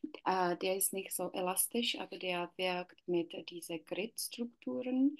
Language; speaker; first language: German; non-native, learner; Czech